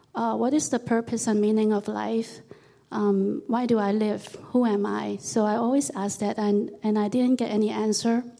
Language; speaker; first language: English; non-native, local second language; Cantonese